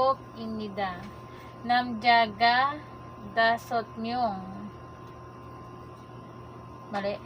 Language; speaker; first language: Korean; non-native, learner; Filipino